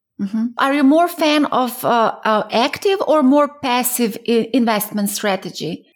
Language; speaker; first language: English; non-native, fluent; Slovenian